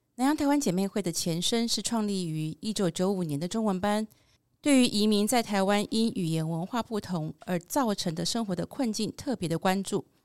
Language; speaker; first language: Chinese; native; Chinese